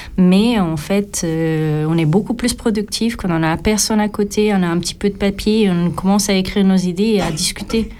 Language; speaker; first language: French; non-native, fluent; Portuguese